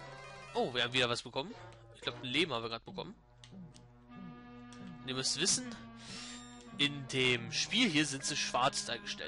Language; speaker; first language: German; native; German